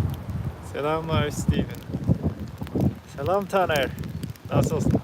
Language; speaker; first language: Turkish; non-native, learner; English